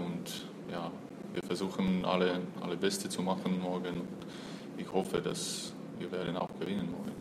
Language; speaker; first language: German; non-native, fluent; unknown